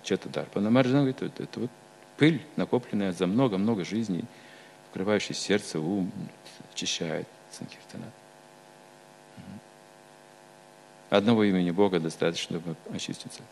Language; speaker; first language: Russian; native; Russian